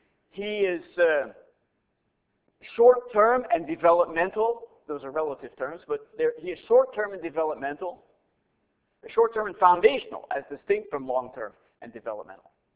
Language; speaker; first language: English; native; English